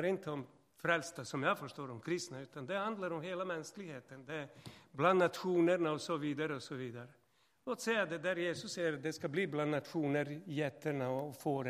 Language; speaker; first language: Swedish; non-native, fluent; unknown